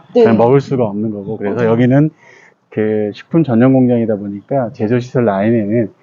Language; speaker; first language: Korean; native; Korean